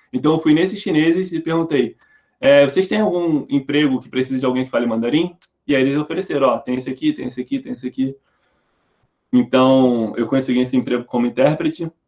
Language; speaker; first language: Portuguese; native; Portuguese